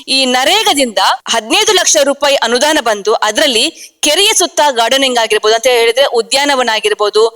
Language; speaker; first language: Kannada; native; Kannada